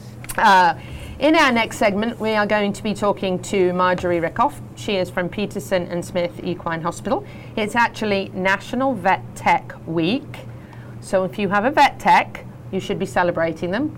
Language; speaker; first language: English; native; English